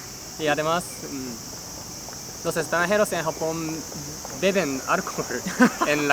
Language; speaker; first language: Spanish; non-native, learner; Japanese